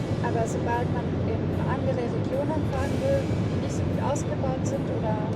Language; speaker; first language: German; native; German